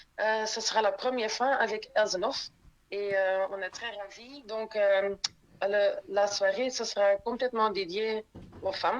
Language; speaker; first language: French; non-native, local second language; Dutch